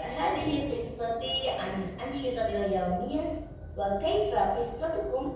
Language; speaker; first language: Arabic; non-native, learner; Indonesian